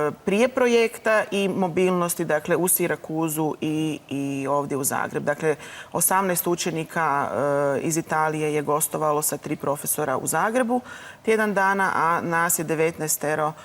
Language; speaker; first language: Croatian; native; Croatian